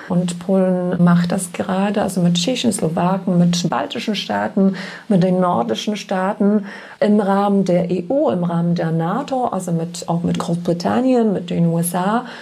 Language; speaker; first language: German; non-native, fluent; Polish